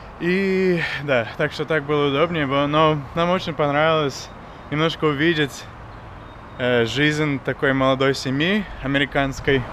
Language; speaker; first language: Russian; non-native, fluent; English